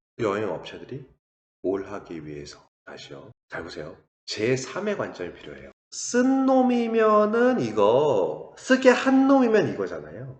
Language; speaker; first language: Korean; native; Korean